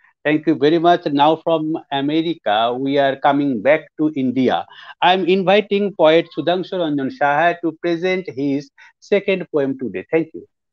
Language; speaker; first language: English; non-native, local second language; Bangla